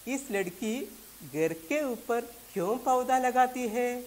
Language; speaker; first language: Urdu; non-native, local second language; Malayalam